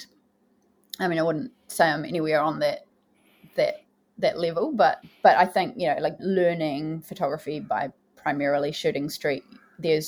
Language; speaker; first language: English; native; English